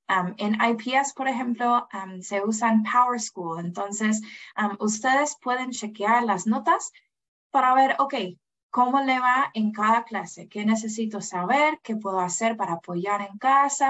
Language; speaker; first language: Spanish; non-native, fluent; English